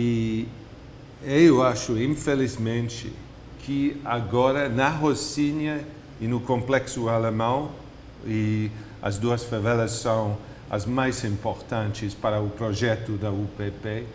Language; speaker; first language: Portuguese; non-native, fluent; English